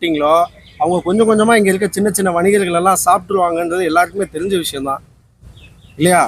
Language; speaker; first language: Tamil; native; Tamil